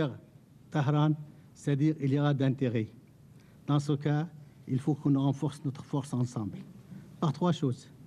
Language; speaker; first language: French; non-native, fluent; Arabic